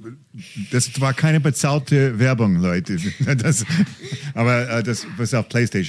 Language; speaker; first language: German; non-native, fluent; English